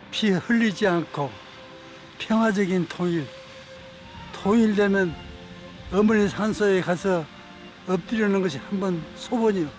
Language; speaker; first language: Korean; native; Korean